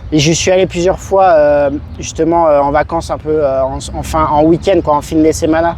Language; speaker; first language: French; native; French